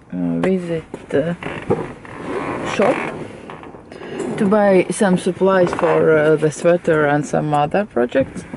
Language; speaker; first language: English; non-native, fluent; Latvian